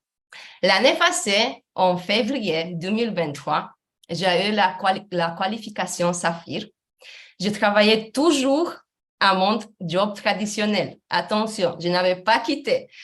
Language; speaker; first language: French; non-native, fluent; Romanian